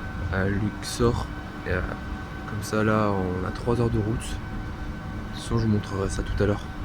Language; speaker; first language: French; native; French